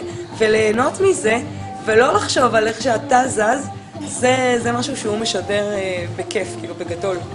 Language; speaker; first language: Hebrew; native; Hebrew